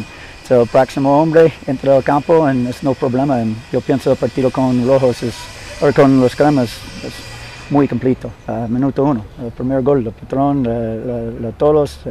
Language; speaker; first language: Spanish; non-native, learner; English